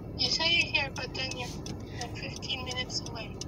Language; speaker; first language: English; early bilingual, other home language; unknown